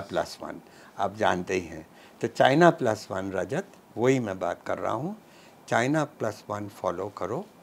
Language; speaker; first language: Hindi; non-native, local second language; Punjabi